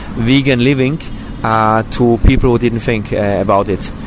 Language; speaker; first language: English; non-native, fluent; German